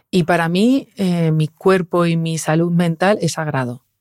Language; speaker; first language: Spanish; native; Spanish